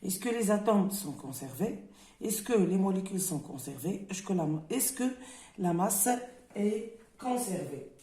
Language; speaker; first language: French; non-native, local second language; Arabic